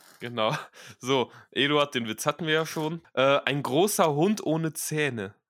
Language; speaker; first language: German; early bilingual, other home language; Russian